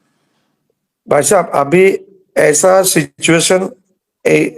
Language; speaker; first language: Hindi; non-native, learner; Bangla